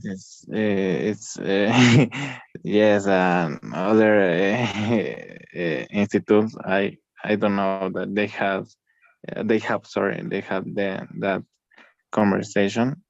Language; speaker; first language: English; non-native, learner; Spanish